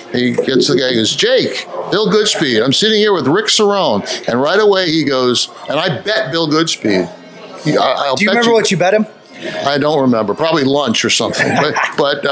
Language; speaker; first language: English; native; English